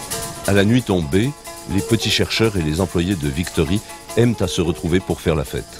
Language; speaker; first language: French; native; French